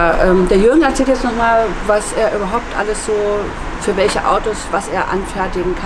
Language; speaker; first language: German; native; German